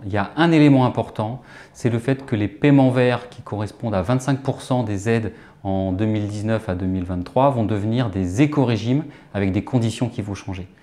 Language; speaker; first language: French; native; French